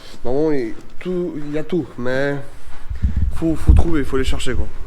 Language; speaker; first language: French; native; French